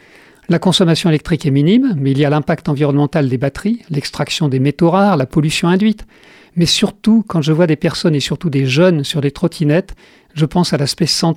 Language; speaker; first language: French; native; French